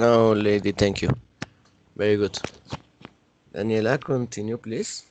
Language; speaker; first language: English; non-native, learner; Spanish